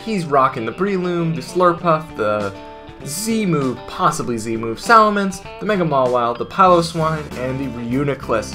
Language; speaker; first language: English; native; English